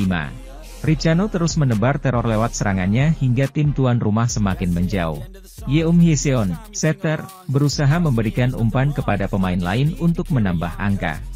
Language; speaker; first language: Indonesian; native; Indonesian